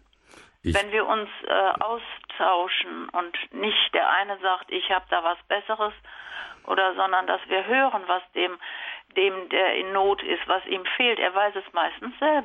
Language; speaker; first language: German; native; German